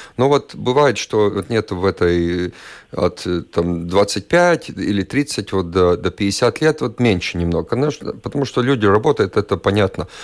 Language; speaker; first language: Russian; non-native, local second language; Latvian